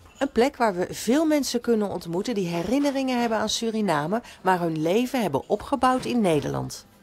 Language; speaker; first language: Dutch; native; Dutch